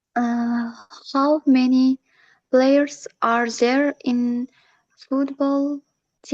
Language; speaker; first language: English; non-native, learner; Uzbek